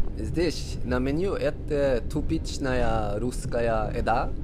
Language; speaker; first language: Russian; non-native, learner; Swedish